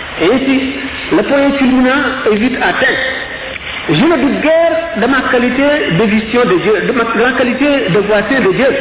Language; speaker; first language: French; non-native, local second language; Wolof